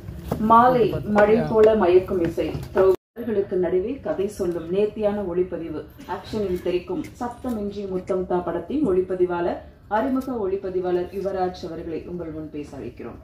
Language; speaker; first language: Tamil; native; Tamil